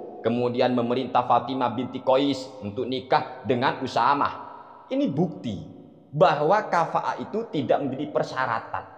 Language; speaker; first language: Indonesian; non-native, local second language; Madurese